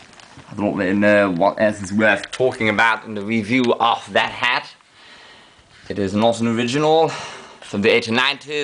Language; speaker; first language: English; non-native, fluent; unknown